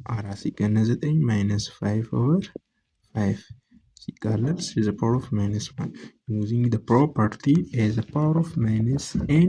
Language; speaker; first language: English; non-native, local second language; Amharic